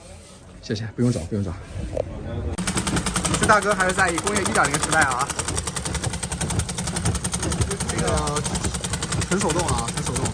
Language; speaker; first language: Chinese; native; Chinese